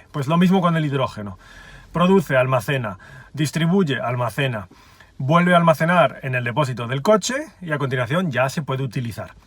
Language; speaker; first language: Spanish; native; Spanish